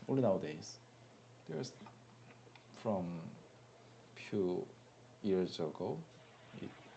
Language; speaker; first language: English; non-native, learner; Korean